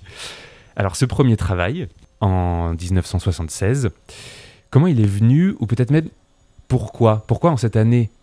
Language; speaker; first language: French; native; French